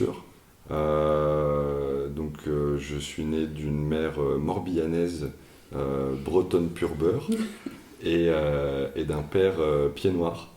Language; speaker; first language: French; native; French